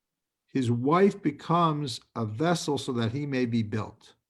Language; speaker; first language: English; native; English